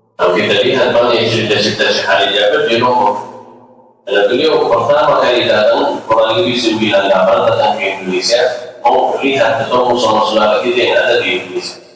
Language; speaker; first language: Indonesian; non-native, fluent; Arabic